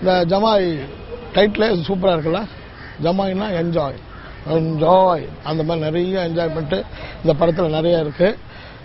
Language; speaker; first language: Tamil; native; Tamil